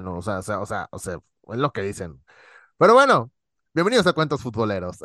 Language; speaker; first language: Spanish; native; Spanish